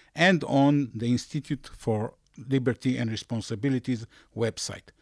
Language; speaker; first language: English; non-native, fluent; Hebrew